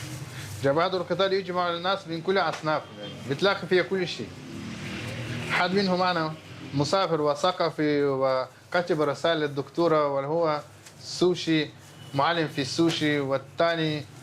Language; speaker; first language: Arabic; non-native, fluent; Russian